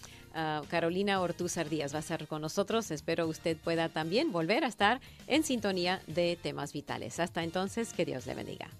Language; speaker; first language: Spanish; native; Spanish